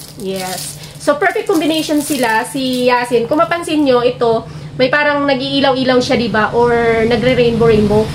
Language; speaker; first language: Filipino; non-native, local second language; Cebuano